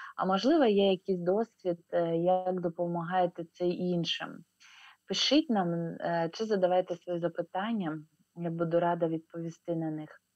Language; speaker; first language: Ukrainian; non-native, local second language; Russian